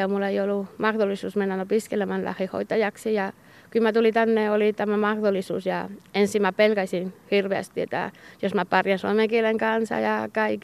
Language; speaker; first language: Finnish; non-native, learner; Basque